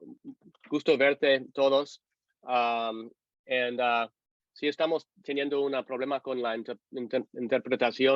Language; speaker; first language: Spanish; non-native, fluent; English